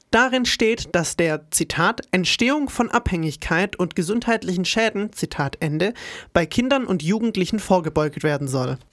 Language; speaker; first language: German; native; German